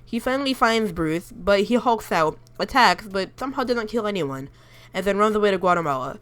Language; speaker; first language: English; native; English